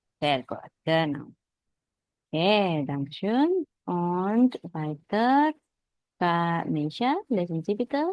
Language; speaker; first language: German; non-native, fluent; Indonesian